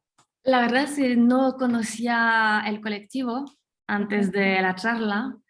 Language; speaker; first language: Spanish; non-native, fluent; French